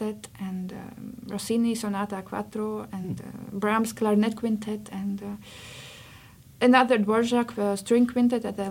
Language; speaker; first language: English; non-native, fluent; Latvian